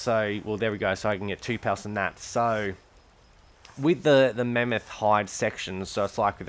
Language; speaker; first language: English; native; English